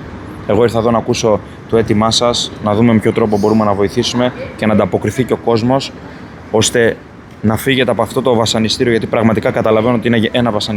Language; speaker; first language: Greek; native; Greek